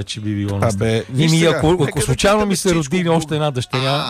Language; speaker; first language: Bulgarian; native; Bulgarian